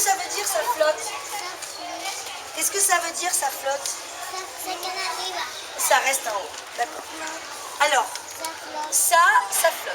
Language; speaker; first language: French; native; French